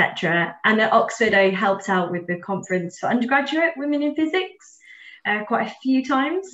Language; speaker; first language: English; native; English